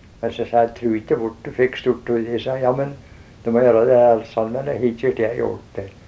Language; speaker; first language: Norwegian; early bilingual, heritage; Norwegian